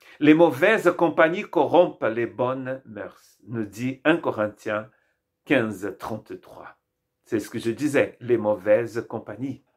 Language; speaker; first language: French; non-native, fluent; Portuguese